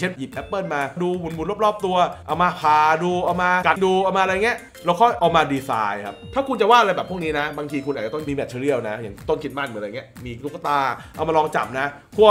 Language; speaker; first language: Thai; native; Thai